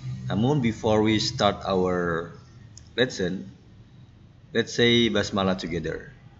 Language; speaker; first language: English; non-native, learner; Indonesian